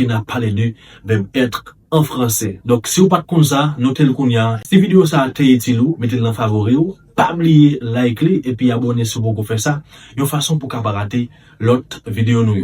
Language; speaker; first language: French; non-native, local second language; Haitian Creole